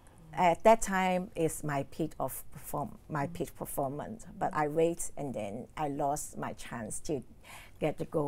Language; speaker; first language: English; non-native, learner; Cantonese